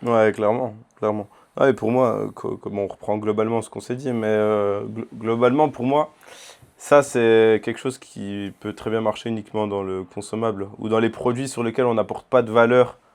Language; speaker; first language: French; native; French